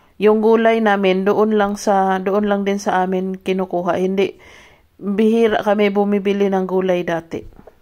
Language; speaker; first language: Filipino; non-native, local second language; Cebuano